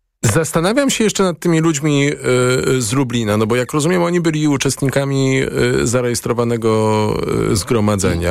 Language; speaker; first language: Polish; native; Polish